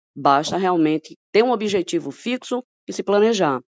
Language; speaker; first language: Portuguese; native; Portuguese